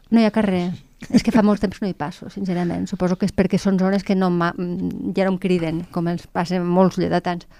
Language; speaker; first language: Catalan; native; Catalan